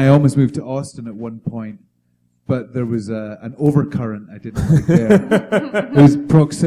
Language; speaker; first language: English; native; English